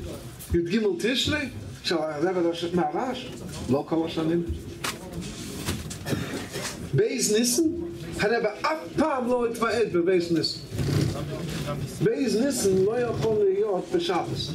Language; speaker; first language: Hebrew; non-native, fluent; English